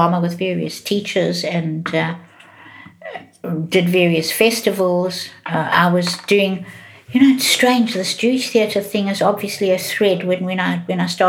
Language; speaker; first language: English; native; English